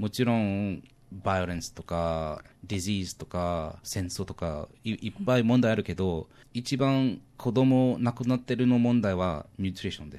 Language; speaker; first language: Japanese; non-native, learner; English